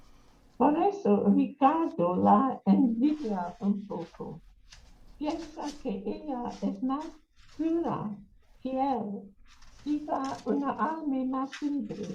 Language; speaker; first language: Spanish; non-native, learner; English